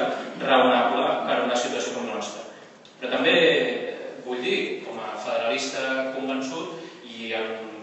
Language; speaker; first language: Catalan; native; Catalan